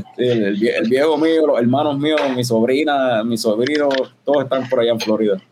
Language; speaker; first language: Spanish; native; Spanish